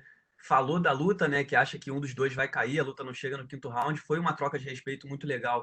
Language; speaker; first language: Portuguese; native; Portuguese